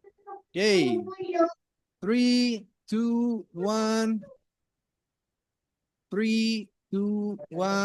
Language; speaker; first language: English; non-native, fluent; Spanish